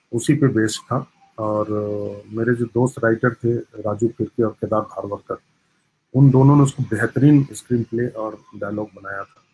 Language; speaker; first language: Hindi; native; Hindi